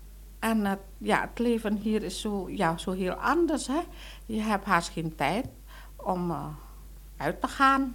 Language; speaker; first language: Dutch; non-native, local second language; Indonesian